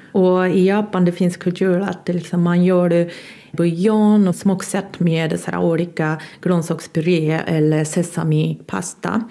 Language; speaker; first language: Swedish; non-native, fluent; Japanese